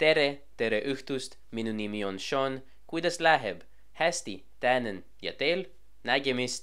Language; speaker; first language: Estonian; non-native, learner; English